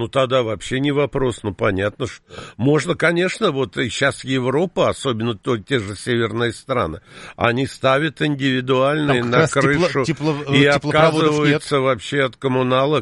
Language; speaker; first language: Russian; native; Russian